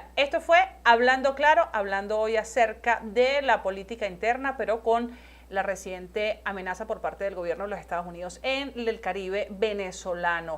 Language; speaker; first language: Spanish; native; Spanish